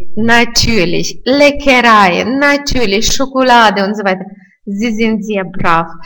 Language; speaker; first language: German; non-native, fluent; Russian